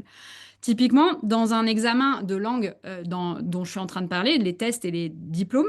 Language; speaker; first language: French; native; French